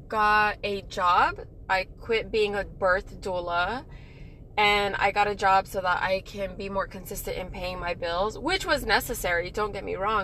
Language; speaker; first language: English; native; English